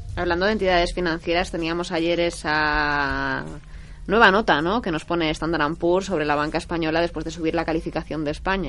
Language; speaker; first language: Spanish; native; Spanish